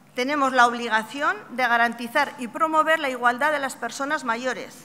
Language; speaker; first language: Spanish; native; Spanish